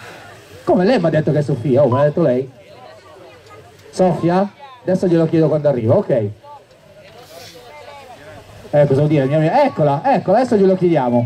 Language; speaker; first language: Italian; native; Italian